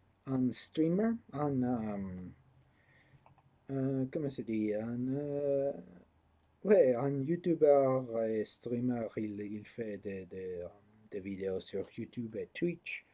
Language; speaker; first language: French; non-native, learner; English